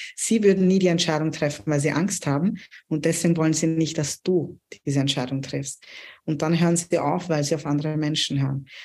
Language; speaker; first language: German; non-native, fluent; Urdu